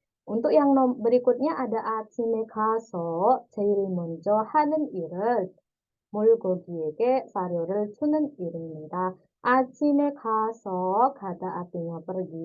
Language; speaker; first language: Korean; non-native, fluent; Indonesian